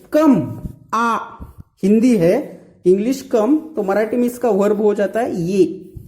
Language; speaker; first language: Hindi; non-native, local second language; Marathi